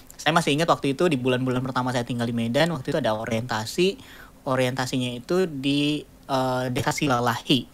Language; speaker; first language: Indonesian; native; Indonesian